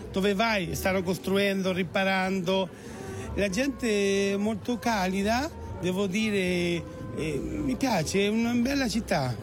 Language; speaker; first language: Italian; early bilingual, heritage; Italian